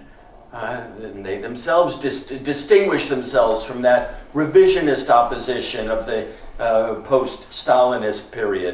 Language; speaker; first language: English; native; English